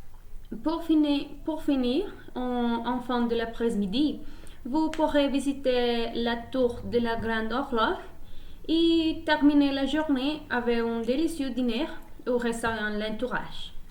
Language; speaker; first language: French; non-native, learner; Spanish